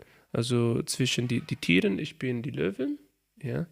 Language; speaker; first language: German; non-native, learner; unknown